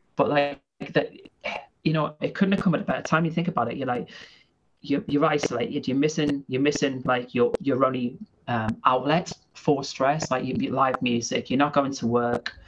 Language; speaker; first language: English; native; English